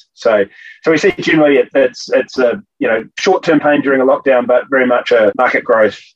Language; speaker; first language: English; native; English